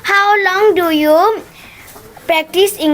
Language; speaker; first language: English; non-native, learner; Bangla